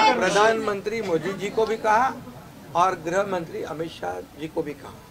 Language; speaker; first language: Hindi; non-native, local second language; Marathi